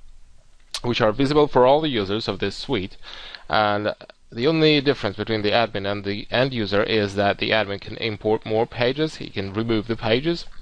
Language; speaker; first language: English; non-native, fluent; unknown